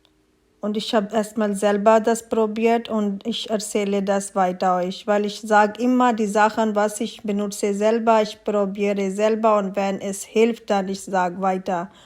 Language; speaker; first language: German; non-native, learner; Urdu